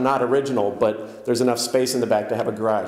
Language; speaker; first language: English; native; English